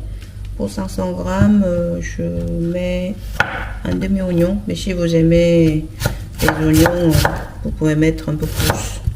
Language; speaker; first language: French; non-native, learner; Korean